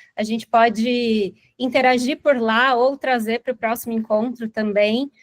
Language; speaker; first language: Portuguese; native; Portuguese